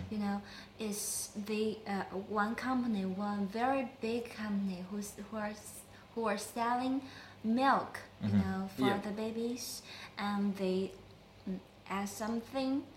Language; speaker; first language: English; non-native, learner; Chinese